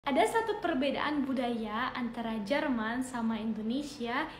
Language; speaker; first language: Indonesian; non-native, fluent; German